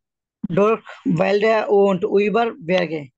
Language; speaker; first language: German; non-native, learner; Bangla